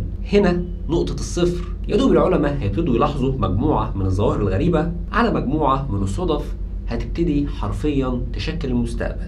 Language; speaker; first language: Arabic; native; Arabic